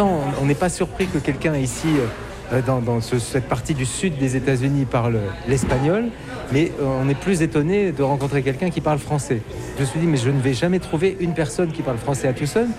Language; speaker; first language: French; native; French